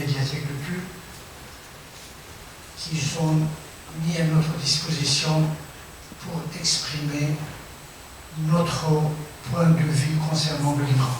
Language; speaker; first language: French; non-native, fluent; Persian